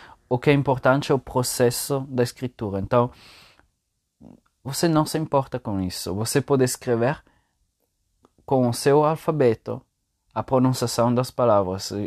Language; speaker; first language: Portuguese; non-native, fluent; Italian